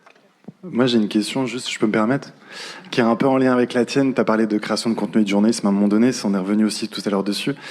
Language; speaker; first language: French; native; French